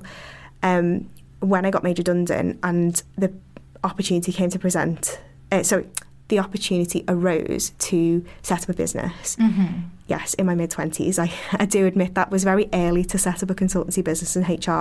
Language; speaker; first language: English; native; English